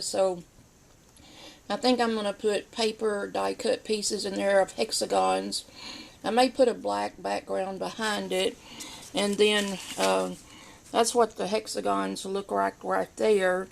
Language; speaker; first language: English; native; English